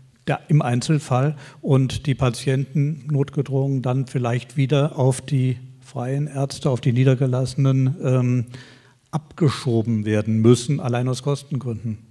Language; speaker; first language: German; native; German